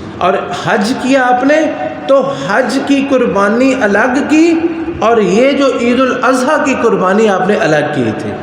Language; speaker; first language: Urdu; non-native, local second language; Punjabi